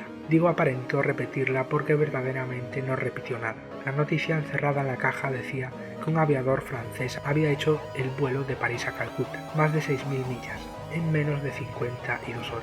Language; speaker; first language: Spanish; native; Spanish